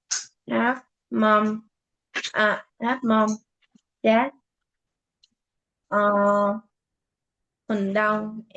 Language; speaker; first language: English; non-native, learner; Vietnamese